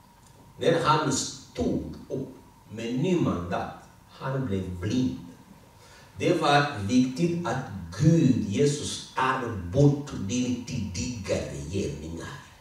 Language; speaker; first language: Swedish; non-native, fluent; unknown